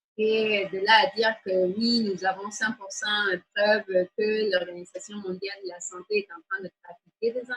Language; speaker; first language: French; native; French